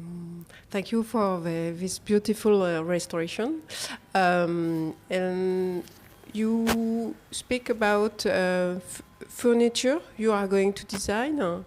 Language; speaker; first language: English; non-native, learner; French